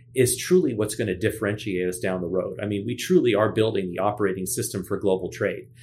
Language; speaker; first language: English; native; English